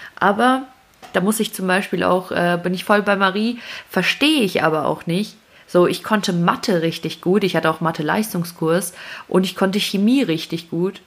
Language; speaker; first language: German; early bilingual, other home language; Russian